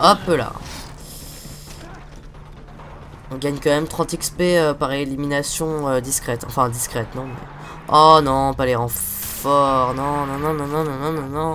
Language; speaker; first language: French; native; French